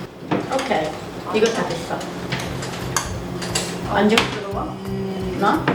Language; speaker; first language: Korean; non-native, fluent; Italian